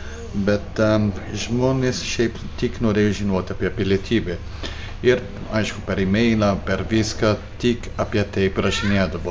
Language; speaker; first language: Lithuanian; early bilingual, heritage; Portuguese